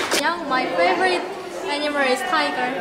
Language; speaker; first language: English; non-native, learner; Korean